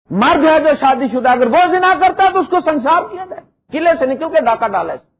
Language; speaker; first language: Urdu; non-native, local second language; Punjabi